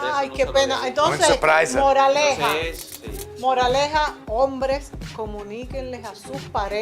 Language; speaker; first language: Spanish; native; Spanish